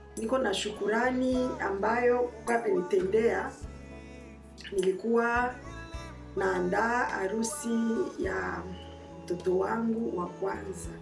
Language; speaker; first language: Swahili; native; Swahili